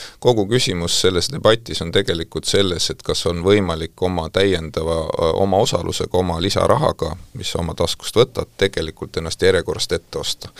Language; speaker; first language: Estonian; non-native, local second language; Russian